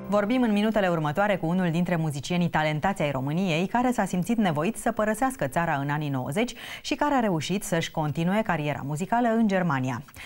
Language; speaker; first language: Romanian; native; Romanian